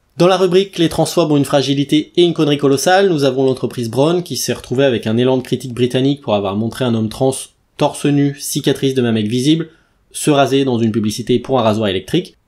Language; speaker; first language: French; native; French